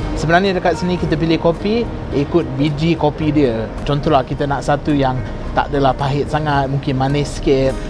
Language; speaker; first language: Malay; non-native, fluent; English